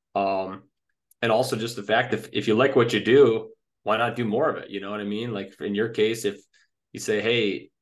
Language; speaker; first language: English; native; English